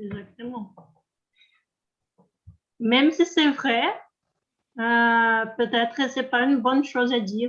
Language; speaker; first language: French; non-native, learner; Portuguese